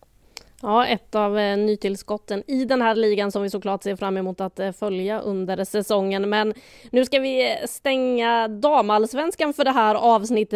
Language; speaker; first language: Swedish; native; Swedish